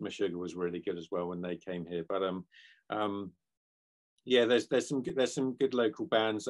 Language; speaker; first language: English; native; English